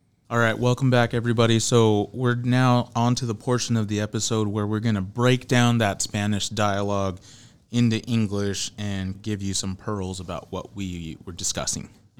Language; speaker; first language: English; native; English